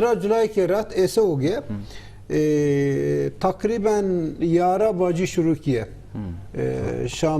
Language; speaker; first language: Hindi; non-native, learner; Turkish